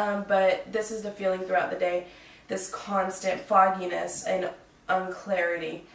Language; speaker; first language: English; native; English